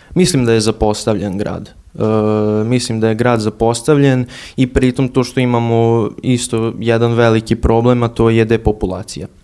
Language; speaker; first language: Serbian; native; Serbian